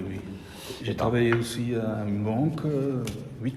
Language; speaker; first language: French; non-native, local second language; Dutch